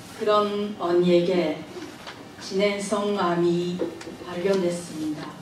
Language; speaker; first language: Korean; non-native, fluent; Japanese